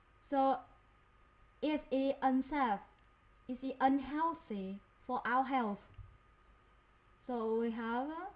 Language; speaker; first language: English; non-native, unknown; Vietnamese